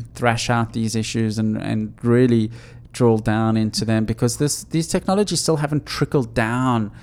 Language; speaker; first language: English; native; English